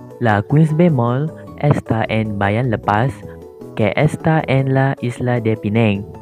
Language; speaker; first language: Spanish; non-native, learner; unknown